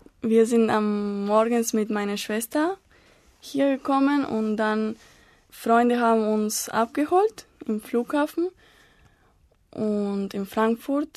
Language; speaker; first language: German; non-native, learner; Spanish